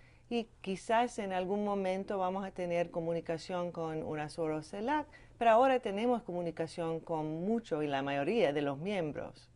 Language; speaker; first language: Spanish; non-native, fluent; English